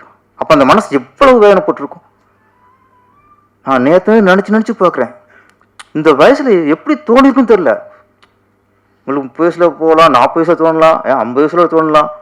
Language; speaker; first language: Tamil; native; Tamil